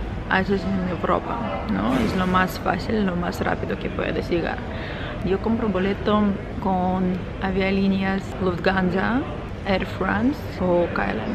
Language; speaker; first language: Spanish; non-native, fluent; Ukrainian